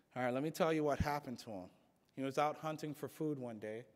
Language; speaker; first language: English; native; English